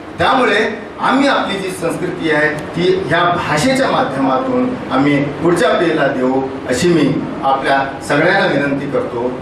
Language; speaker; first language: Marathi; non-native, local second language; Urdu